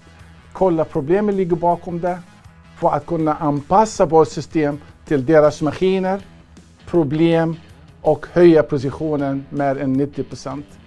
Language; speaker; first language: Swedish; non-native, fluent; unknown